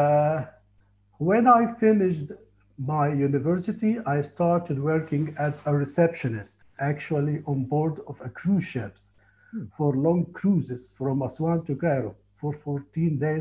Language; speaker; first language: English; non-native, fluent; Arabic